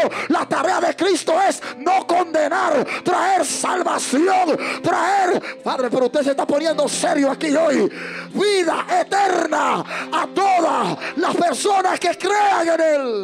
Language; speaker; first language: Spanish; native; Spanish